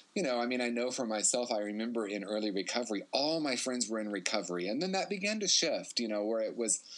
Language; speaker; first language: English; native; English